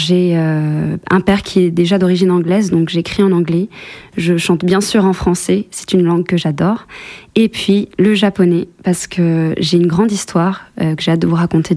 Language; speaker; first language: French; native; French